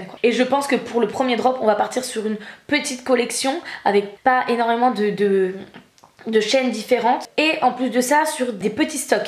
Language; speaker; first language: French; native; French